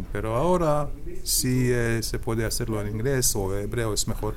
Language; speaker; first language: Spanish; non-native, learner; Hebrew